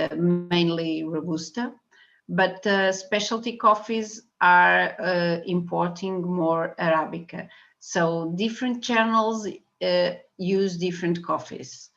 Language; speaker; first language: English; non-native, fluent; Portuguese